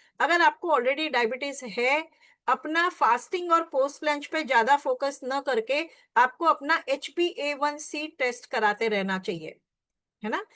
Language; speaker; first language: Hindi; non-native, local second language; Marathi